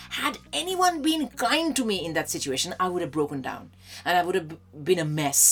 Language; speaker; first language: English; non-native, local second language; Hindi